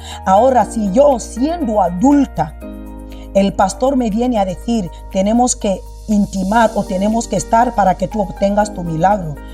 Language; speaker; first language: Spanish; non-native, local second language; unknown